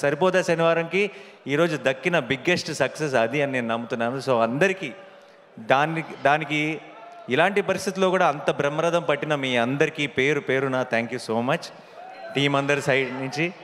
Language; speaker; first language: Telugu; native; Telugu